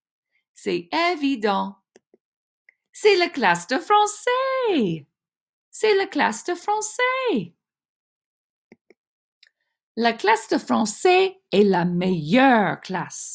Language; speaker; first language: French; non-native, fluent; English